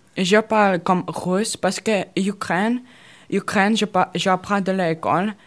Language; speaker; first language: French; non-native, learner; Russian